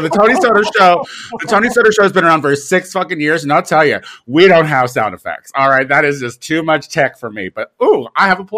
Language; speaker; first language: English; native; English